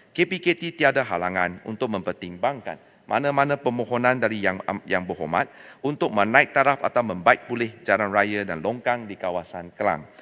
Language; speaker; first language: Malay; non-native, local second language; Chinese